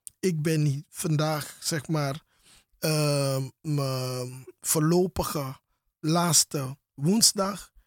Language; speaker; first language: Dutch; native; Dutch